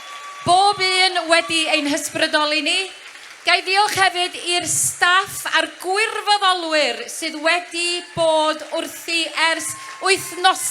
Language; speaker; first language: Welsh; native; Welsh